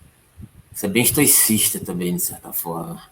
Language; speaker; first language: Portuguese; native; Portuguese